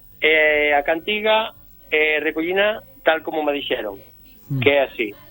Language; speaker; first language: Galician; native; Galician